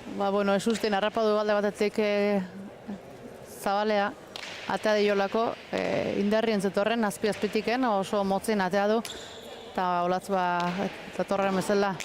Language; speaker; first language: Basque; native; Basque